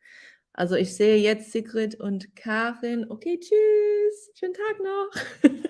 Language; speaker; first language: German; non-native, fluent; English